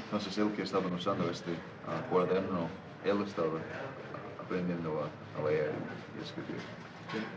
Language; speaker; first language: Spanish; non-native, fluent; English